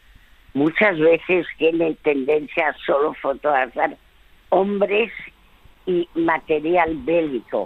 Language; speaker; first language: Spanish; early bilingual, other home language; French